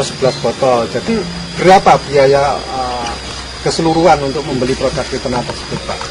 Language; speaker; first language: Indonesian; native; Indonesian